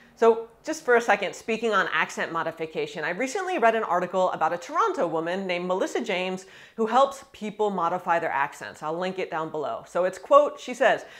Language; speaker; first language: English; native; English